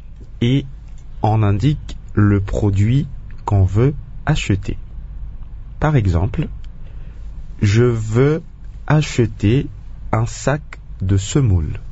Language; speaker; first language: French; non-native, local second language; Kongo